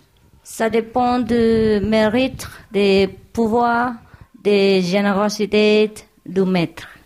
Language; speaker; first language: French; non-native, learner; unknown